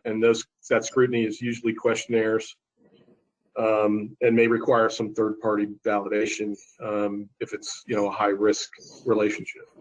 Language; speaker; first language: English; native; English